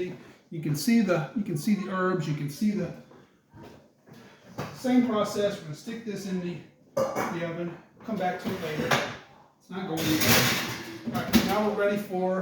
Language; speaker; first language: English; native; English